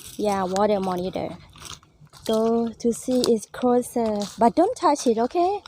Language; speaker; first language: English; non-native, learner; Thai